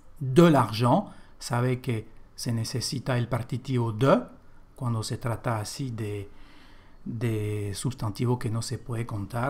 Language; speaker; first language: Spanish; non-native, fluent; French